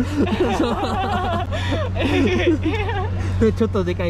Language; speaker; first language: Japanese; non-native, learner; Filipino